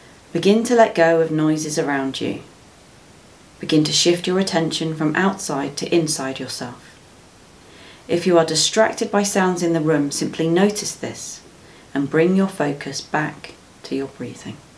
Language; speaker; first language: English; native; English